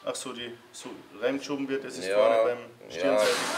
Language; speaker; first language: German; non-native, local second language; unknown